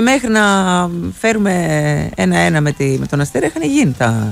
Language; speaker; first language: Greek; native; Greek